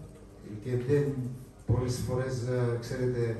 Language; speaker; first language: Greek; non-native, fluent; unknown